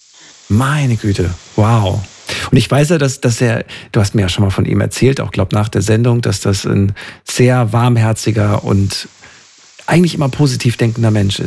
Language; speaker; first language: German; native; German